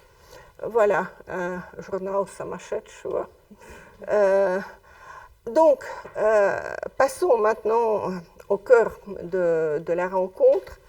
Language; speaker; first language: French; non-native, fluent; Russian